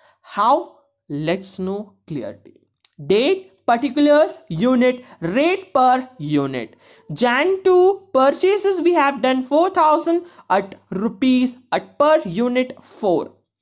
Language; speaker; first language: English; non-native, local second language; Kannada